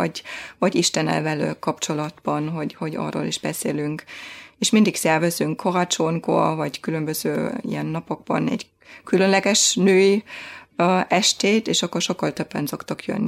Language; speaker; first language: Hungarian; non-native, fluent; German